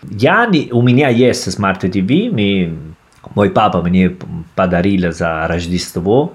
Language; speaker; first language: Russian; non-native, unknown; Italian